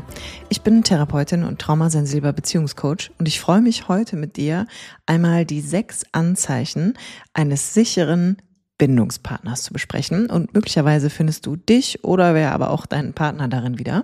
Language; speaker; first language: German; native; German